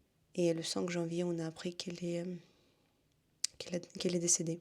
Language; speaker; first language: French; non-native, fluent; Russian